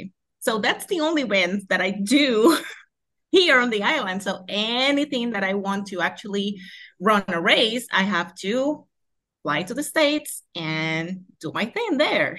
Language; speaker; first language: English; non-native, fluent; Spanish